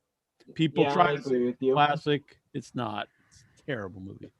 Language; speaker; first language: English; native; English